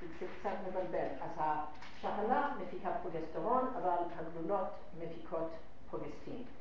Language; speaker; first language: Hebrew; non-native, fluent; English